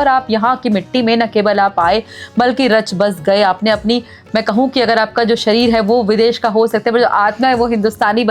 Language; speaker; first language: Hindi; native; Hindi